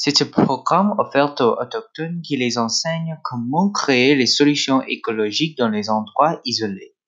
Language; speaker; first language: French; non-native, local second language; English